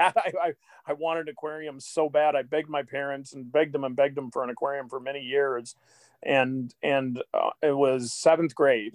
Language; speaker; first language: English; native; English